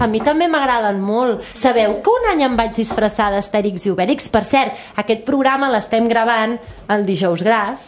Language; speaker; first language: Catalan; native; Catalan